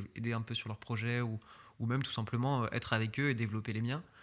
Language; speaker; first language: French; early bilingual, other home language; Persian